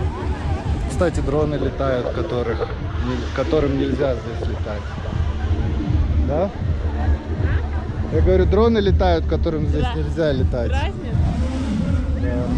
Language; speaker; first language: Russian; native; Russian